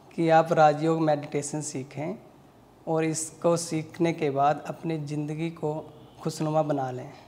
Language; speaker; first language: Hindi; native; Hindi